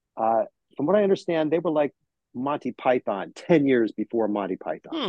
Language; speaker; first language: English; native; English